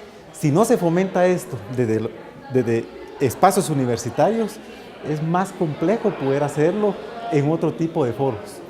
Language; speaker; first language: Spanish; native; Spanish